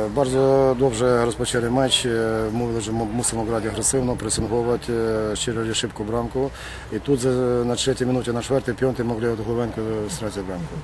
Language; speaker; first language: Polish; non-native, learner; Ukrainian